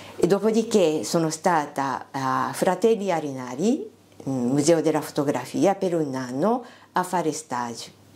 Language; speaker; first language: Italian; non-native, fluent; Japanese